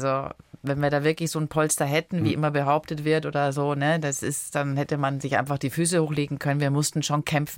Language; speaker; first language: German; early bilingual, other home language; Italian